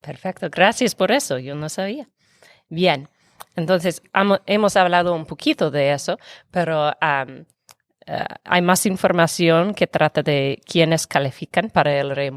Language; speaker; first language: Spanish; non-native, fluent; English